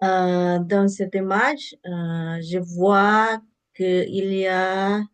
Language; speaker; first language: French; non-native, learner; English